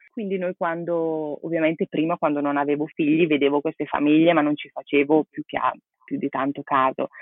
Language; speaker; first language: Italian; native; Italian